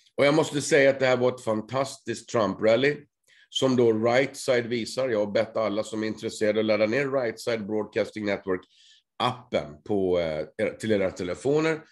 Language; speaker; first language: Swedish; native; Swedish